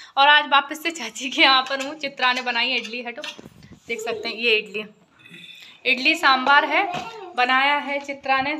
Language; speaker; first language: Hindi; native; Hindi